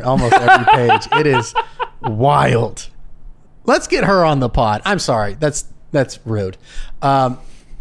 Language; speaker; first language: English; native; English